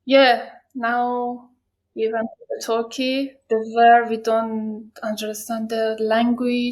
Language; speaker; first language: English; non-native, learner; Persian